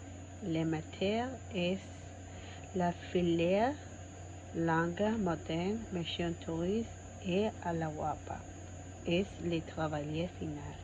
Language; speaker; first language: French; non-native, learner; Spanish